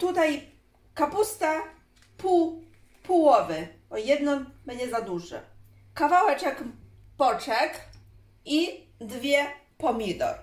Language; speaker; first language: Polish; non-native, learner; Chinese